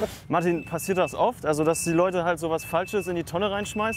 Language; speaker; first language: German; native; German